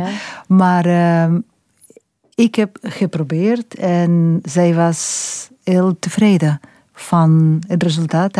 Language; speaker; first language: Dutch; non-native, fluent; French